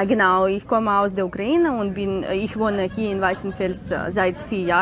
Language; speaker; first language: German; non-native, learner; Ukrainian